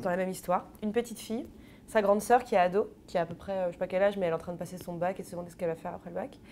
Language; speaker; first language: French; native; French